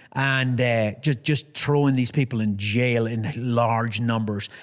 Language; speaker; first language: English; native; English